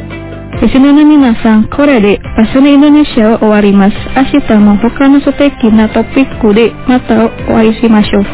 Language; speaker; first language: Japanese; non-native, fluent; Indonesian